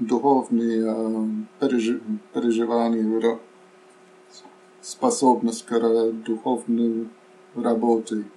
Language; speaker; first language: Russian; non-native, fluent; English